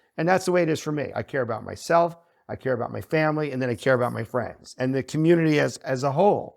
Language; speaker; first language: English; native; English